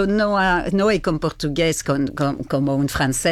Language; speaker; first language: Portuguese; non-native, learner; French